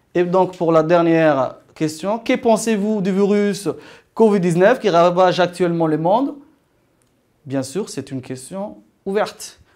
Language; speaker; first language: French; non-native, local second language; Arabic